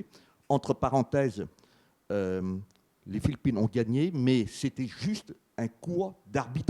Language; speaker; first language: French; native; French